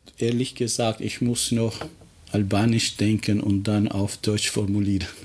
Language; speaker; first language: German; non-native, fluent; Albanian